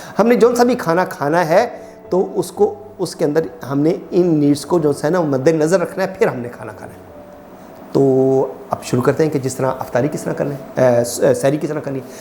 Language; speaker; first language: Urdu; non-native, local second language; Punjabi